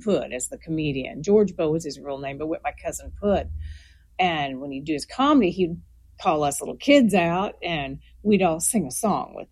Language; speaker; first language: English; native; English